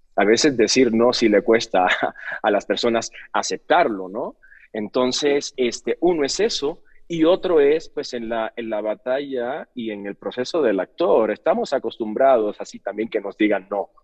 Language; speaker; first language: Spanish; native; Spanish